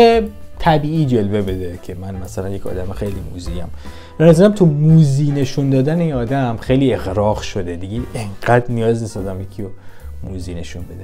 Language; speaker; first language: Persian; native; Persian